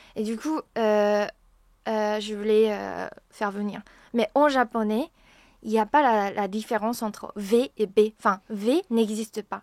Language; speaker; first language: French; non-native, fluent; Japanese